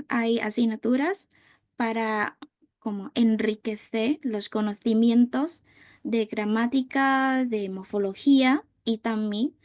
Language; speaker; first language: Spanish; non-native, fluent; Vietnamese